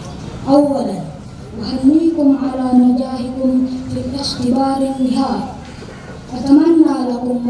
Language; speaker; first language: Arabic; non-native, learner; Indonesian